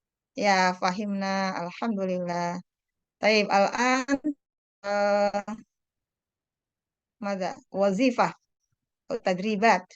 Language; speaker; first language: Arabic; non-native, fluent; Indonesian